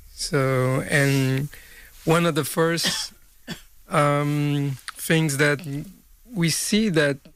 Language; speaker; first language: English; non-native, fluent; Portuguese